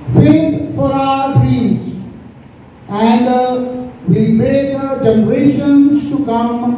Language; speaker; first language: English; non-native, local second language; Marathi